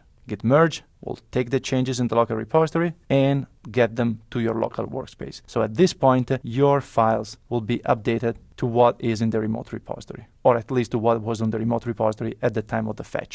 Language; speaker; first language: English; non-native, fluent; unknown